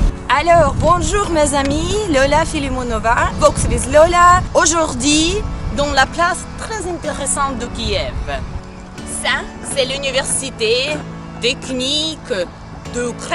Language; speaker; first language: French; non-native, learner; Ukrainian